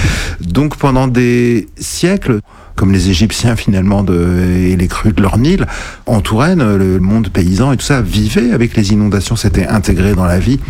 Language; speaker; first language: French; native; French